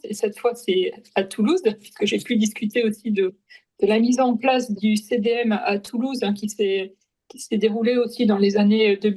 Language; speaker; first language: French; native; French